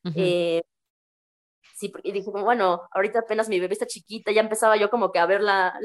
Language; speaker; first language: Spanish; native; Spanish